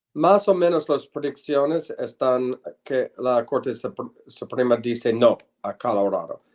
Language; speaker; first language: Spanish; non-native, learner; English